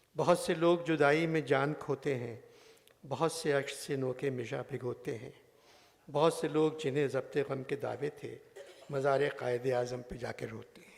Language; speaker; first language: Urdu; native; Urdu